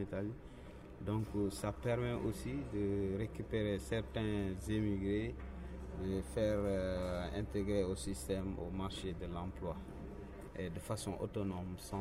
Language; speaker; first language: French; non-native, local second language; Wolof